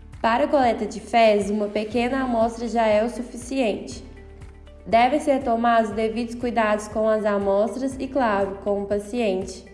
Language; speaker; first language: Portuguese; native; Portuguese